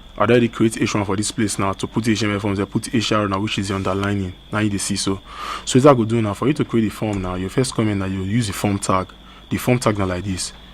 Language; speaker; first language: Nigerian Pidgin; native; Nigerian Pidgin